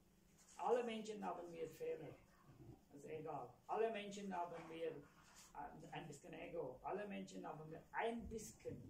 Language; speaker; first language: German; non-native, learner; Tamil